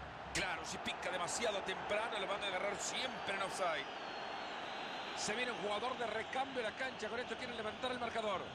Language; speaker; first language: Spanish; native; Spanish